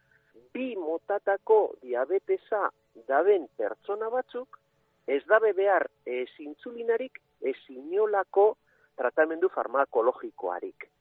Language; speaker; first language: Basque; native; Basque